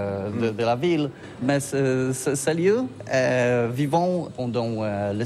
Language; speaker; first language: French; non-native, learner; Polish